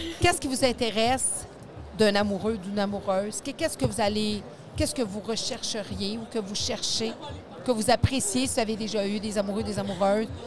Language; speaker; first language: French; native; French